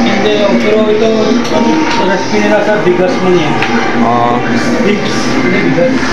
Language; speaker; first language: Filipino; non-native, learner; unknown